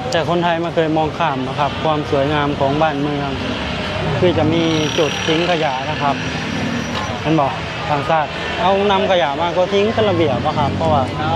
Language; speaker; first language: Thai; native; Thai